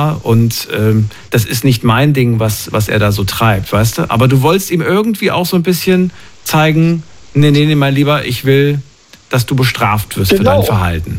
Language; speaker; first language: German; native; German